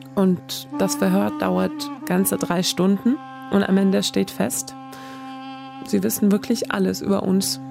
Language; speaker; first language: German; early bilingual, other home language; Swedish